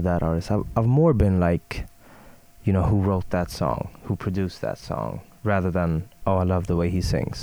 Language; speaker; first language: English; non-native, fluent; Swedish